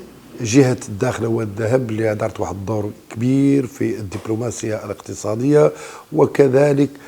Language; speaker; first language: Arabic; native; Arabic